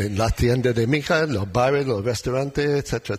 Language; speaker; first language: Spanish; non-native, learner; English